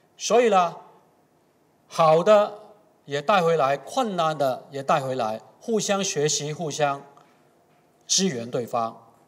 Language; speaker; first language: Chinese; non-native, local second language; Cantonese